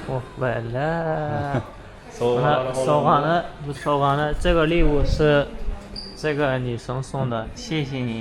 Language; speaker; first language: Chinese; non-native, fluent; Uzbek